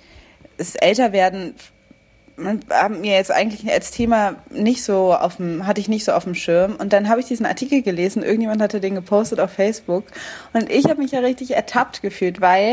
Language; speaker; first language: German; native; German